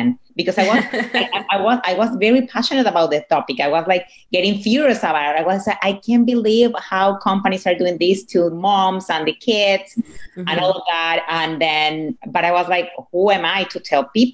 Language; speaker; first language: English; non-native, fluent; Spanish